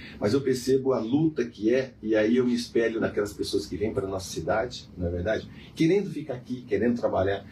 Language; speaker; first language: Portuguese; native; Portuguese